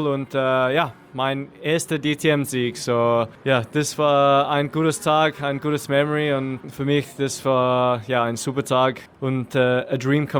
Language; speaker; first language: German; non-native, learner; English